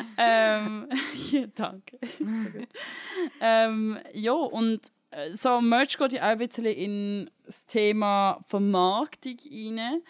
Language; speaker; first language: German; native; German